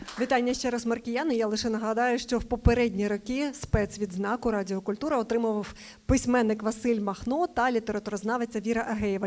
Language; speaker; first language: Ukrainian; native; Ukrainian